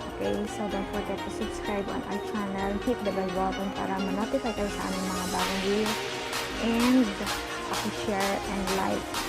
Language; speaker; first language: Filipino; non-native, local second language; Iloko